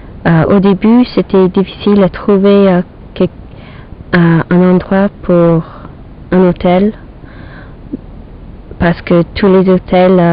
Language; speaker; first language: French; non-native, learner; English